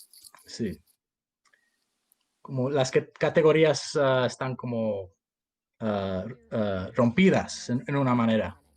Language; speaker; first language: Spanish; early bilingual, heritage; Spanish